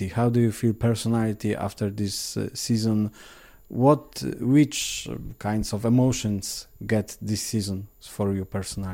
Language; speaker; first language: English; non-native, learner; Polish